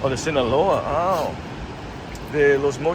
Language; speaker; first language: Spanish; non-native, fluent; English